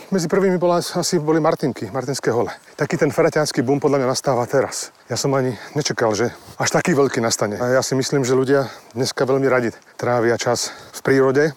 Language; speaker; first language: Slovak; native; Slovak